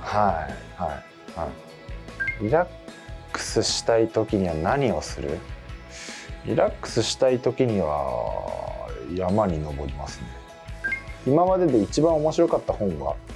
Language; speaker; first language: Japanese; native; Japanese